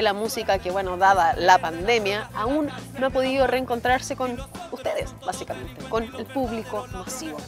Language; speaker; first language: Spanish; native; Spanish